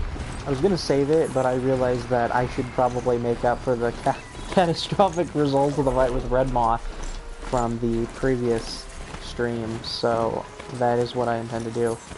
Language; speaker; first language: English; native; English